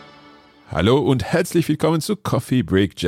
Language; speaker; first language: German; non-native, fluent; English